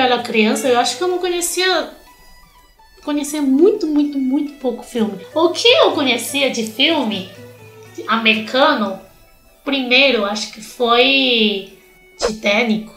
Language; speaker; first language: Portuguese; non-native, fluent; Chinese